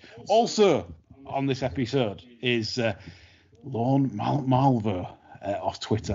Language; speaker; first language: English; native; English